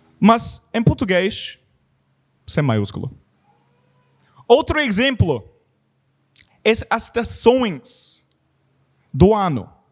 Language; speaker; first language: Portuguese; non-native, learner; English